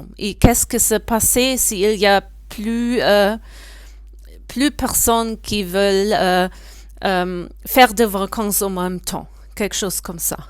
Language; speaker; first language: French; non-native, learner; German